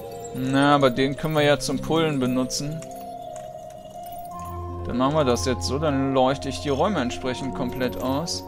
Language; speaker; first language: German; native; German